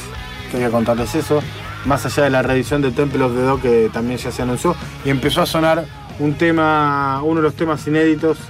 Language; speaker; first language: Spanish; native; Spanish